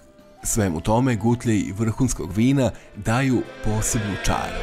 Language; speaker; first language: Serbian; native; Serbian